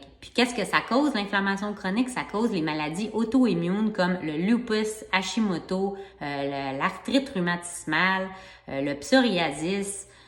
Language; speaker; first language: French; native; French